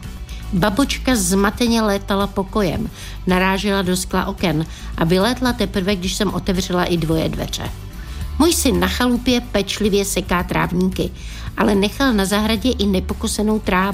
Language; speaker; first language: Czech; native; Czech